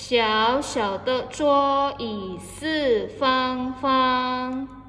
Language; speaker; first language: Chinese; non-native, fluent; Indonesian